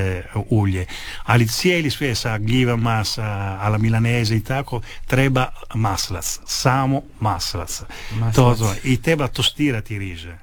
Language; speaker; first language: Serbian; early bilingual, heritage; Italian